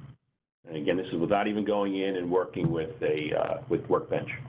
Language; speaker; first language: English; native; English